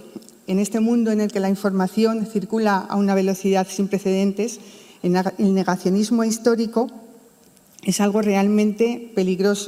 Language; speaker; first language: Spanish; native; Spanish